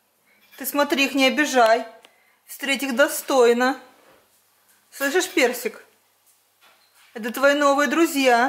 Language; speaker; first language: Russian; native; Russian